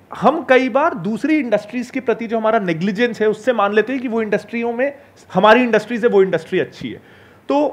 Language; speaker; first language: Hindi; native; Hindi